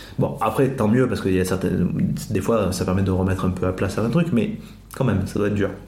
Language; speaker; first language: French; native; French